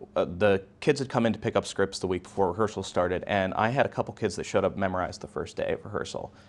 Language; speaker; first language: English; native; English